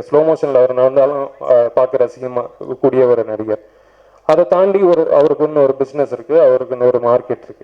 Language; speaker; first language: Tamil; native; Tamil